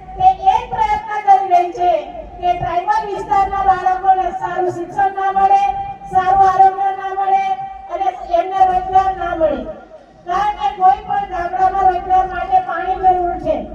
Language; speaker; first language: Gujarati; non-native, local second language; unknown